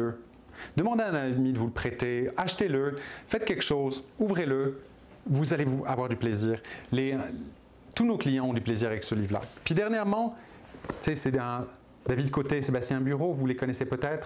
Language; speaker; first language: French; native; French